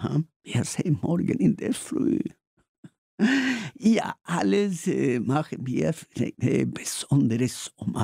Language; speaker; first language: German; non-native, fluent; Spanish